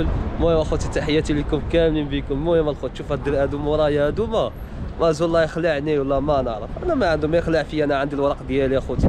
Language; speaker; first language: Arabic; native; Arabic